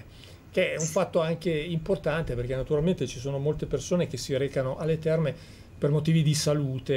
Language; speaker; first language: Italian; native; Italian